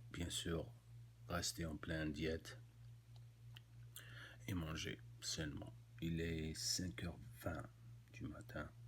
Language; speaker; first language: French; non-native, local second language; Arabic